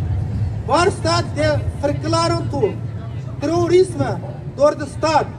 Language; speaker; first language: Dutch; non-native, learner; Uyghur